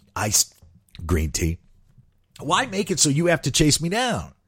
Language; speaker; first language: English; native; English